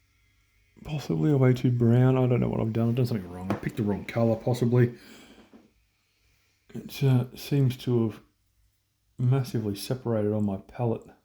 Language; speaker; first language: English; native; English